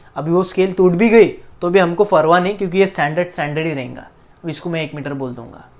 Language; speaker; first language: Hindi; non-native, local second language; Marathi